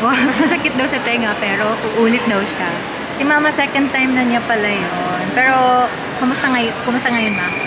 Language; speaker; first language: Filipino; non-native, local second language; Cebuano